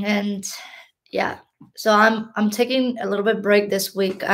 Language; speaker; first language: English; early bilingual, other home language; Hmong